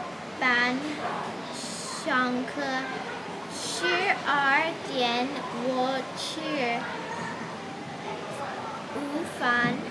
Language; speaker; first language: Chinese; non-native, learner; English